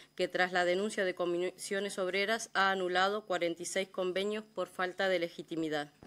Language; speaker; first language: Spanish; native; Spanish